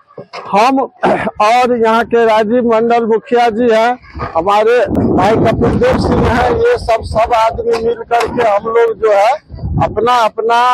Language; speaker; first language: Hindi; native; Hindi